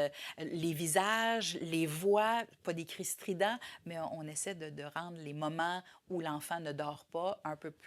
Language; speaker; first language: French; native; French